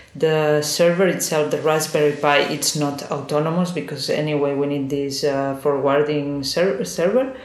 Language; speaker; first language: English; non-native, fluent; Spanish